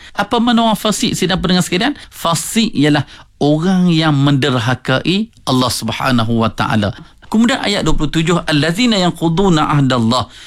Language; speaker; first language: Malay; native; Malay